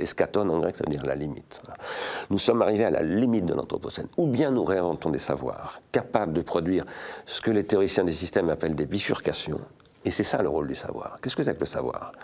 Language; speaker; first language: French; native; French